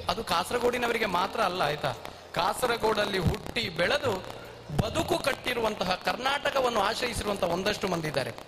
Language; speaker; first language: Kannada; native; Kannada